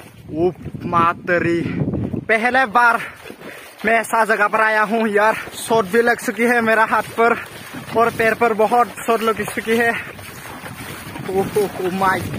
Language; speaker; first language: Hindi; non-native, local second language; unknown